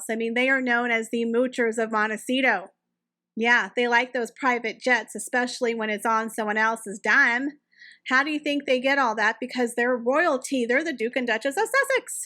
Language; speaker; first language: English; native; English